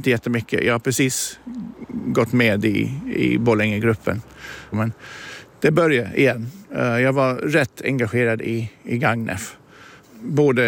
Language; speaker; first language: Swedish; non-native, fluent; English